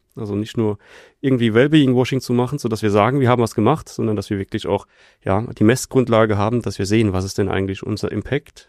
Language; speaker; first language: German; native; German